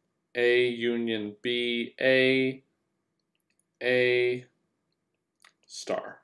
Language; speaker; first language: English; native; English